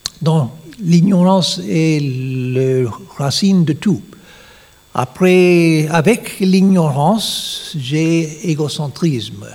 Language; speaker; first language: French; non-native, learner; English